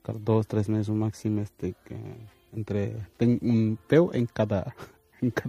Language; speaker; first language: Catalan; non-native, fluent; Wolof